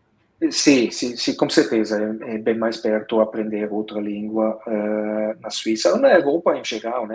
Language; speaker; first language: Portuguese; non-native, fluent; Swiss German